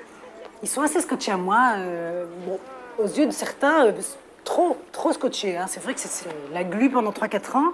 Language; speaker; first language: French; native; French